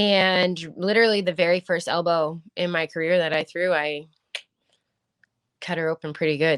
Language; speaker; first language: English; native; English